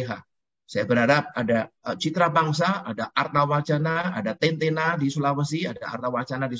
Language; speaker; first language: Indonesian; native; Indonesian